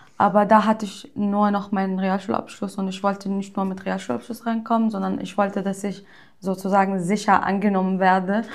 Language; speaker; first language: German; early bilingual, other home language; Arabic